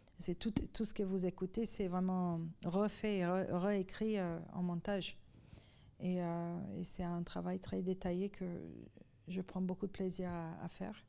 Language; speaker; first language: French; non-native, fluent; Persian